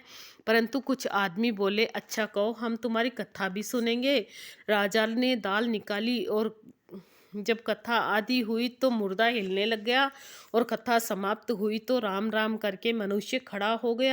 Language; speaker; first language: Hindi; native; Hindi